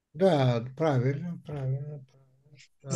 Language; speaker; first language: Russian; native; Russian